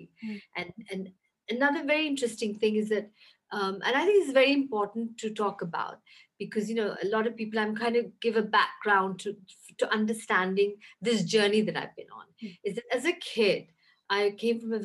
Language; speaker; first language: English; native; English